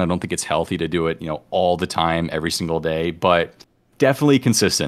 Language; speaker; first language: English; native; English